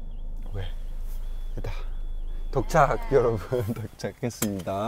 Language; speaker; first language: Korean; non-native, fluent; Cantonese